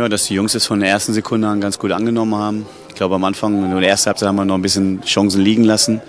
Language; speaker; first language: German; native; German